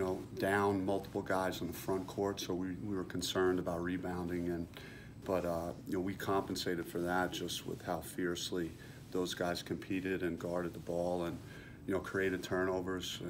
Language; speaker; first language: English; native; English